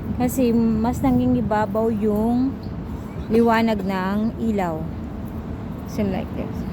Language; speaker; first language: Filipino; non-native, local second language; Cebuano